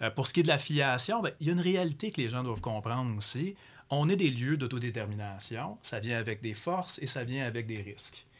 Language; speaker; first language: French; native; French